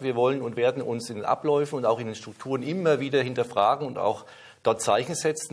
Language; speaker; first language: German; native; German